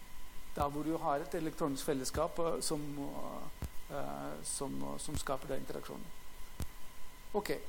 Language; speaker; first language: Norwegian; non-native, fluent; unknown